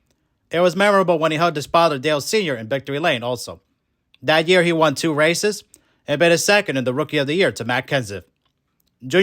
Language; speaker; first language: English; native; English